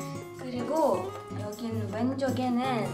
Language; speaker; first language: Korean; non-native, learner; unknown